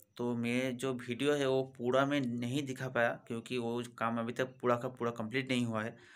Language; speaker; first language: Hindi; non-native, local second language; Bangla